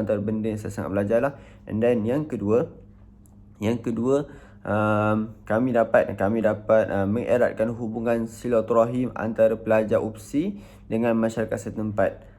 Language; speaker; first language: Malay; native; Malay